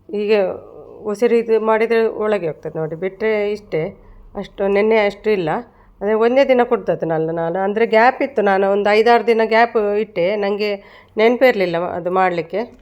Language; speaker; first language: Kannada; native; Kannada